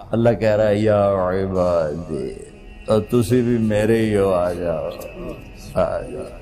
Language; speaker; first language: Urdu; non-native, local second language; Punjabi